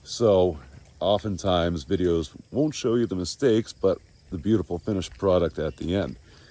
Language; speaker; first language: English; native; English